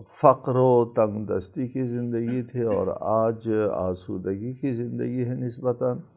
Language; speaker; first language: Urdu; non-native, local second language; Balti